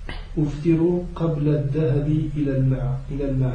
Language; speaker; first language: Arabic; non-native, learner; French